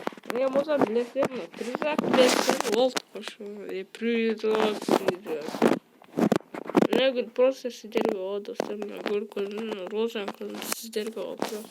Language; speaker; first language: Russian; non-native, local second language; Kyrgyz